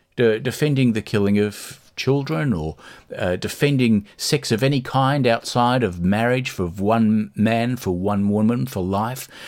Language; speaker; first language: English; native; English